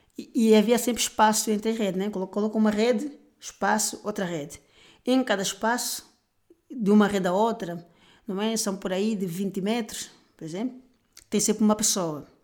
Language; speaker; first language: Portuguese; native; Portuguese